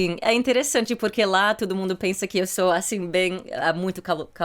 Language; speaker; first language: Portuguese; early bilingual, heritage; English